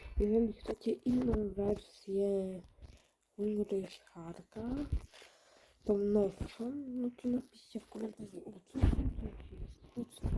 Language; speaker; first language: Polish; early bilingual, other home language; Ukrainian